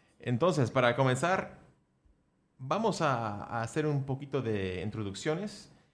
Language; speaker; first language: Spanish; early bilingual, heritage; Spanish